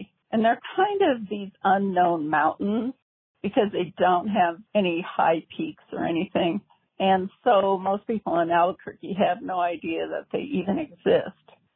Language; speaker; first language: English; native; English